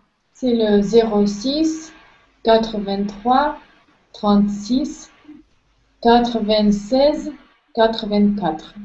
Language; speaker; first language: French; non-native, learner; Russian